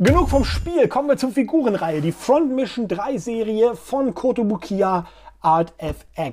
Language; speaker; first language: German; native; German